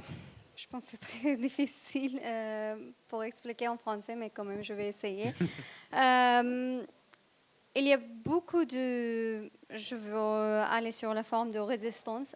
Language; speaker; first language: French; non-native, fluent; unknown